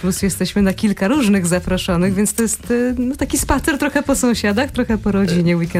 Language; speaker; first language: Polish; native; Polish